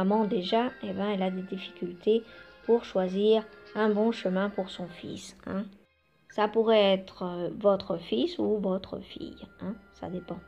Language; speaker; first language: French; non-native, fluent; Spanish